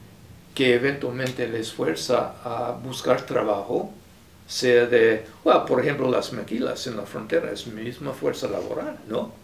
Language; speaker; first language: Spanish; non-native, fluent; English